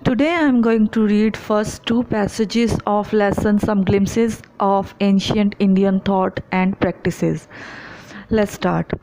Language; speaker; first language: English; non-native, local second language; Punjabi